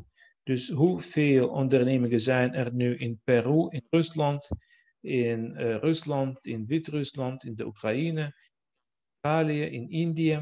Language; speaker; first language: Dutch; non-native, fluent; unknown